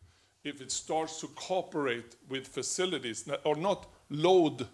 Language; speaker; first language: English; non-native, fluent; Swedish